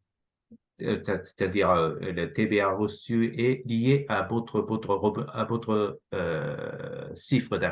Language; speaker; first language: French; non-native, fluent; Japanese